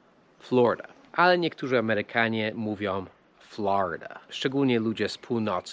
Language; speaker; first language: Polish; non-native, fluent; English